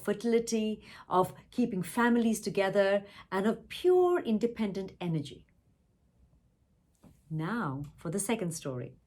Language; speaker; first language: English; non-native, local second language; Tamil